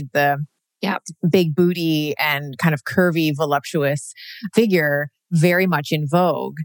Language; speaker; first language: English; native; English